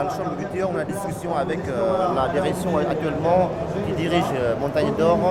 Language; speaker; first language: French; non-native, fluent; Hmong